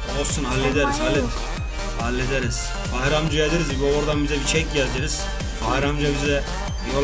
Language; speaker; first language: Turkish; native; Turkish